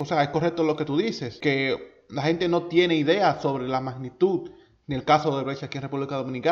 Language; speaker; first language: Spanish; native; Spanish